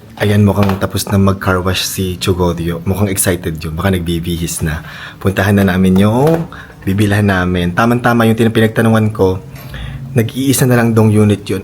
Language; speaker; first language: Filipino; native; Filipino